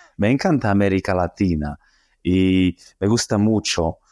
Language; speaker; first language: Spanish; non-native, learner; Slovak